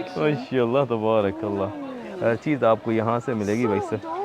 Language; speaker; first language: Hindi; non-native, local second language; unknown